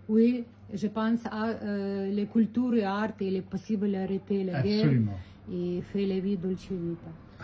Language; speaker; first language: French; non-native, learner; Ukrainian